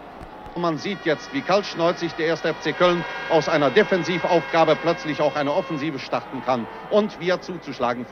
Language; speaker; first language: German; native; German